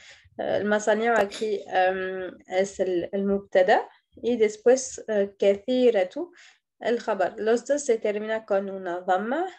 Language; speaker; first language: Spanish; non-native, fluent; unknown